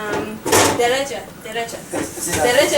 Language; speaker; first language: Spanish; non-native, learner; English